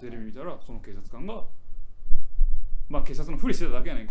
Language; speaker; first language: Japanese; native; Japanese